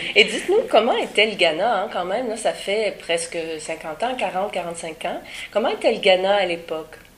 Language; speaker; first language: French; native; French